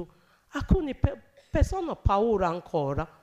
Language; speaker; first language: Italian; non-native, learner; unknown